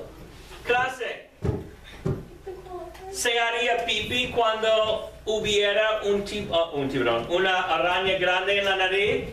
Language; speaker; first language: Spanish; non-native, fluent; English